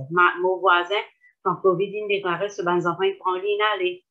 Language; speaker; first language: French; non-native, local second language; Morisyen